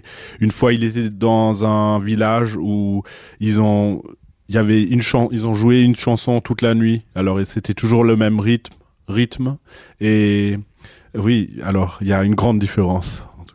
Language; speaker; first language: French; non-native, fluent; German